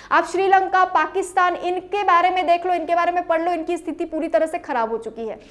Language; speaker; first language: Hindi; native; Hindi